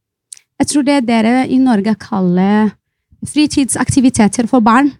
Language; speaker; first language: Norwegian; non-native, fluent; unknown